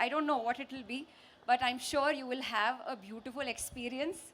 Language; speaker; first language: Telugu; non-native, fluent; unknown